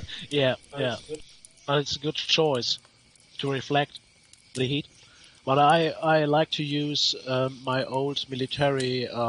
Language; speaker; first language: English; non-native, learner; German